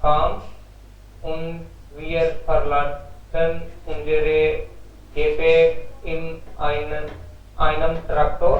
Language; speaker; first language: German; non-native, learner; Hindi